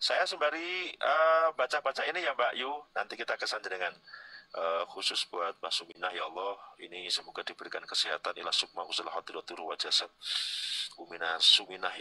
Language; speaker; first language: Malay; non-native, local second language; Javanese